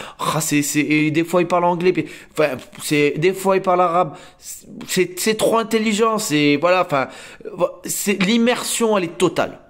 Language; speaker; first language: French; native; French